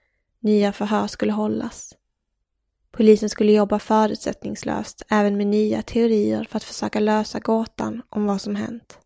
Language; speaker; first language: Swedish; native; Swedish